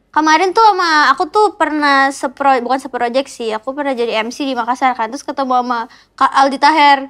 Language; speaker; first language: Indonesian; native; Indonesian